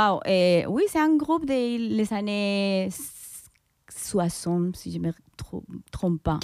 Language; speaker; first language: French; non-native, fluent; Spanish